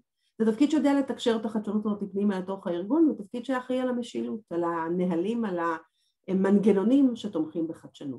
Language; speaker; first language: Hebrew; native; Hebrew